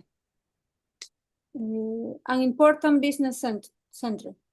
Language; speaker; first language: English; non-native, learner; Spanish